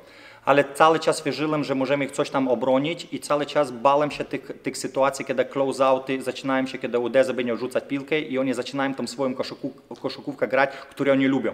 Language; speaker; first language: Polish; non-native, fluent; Lithuanian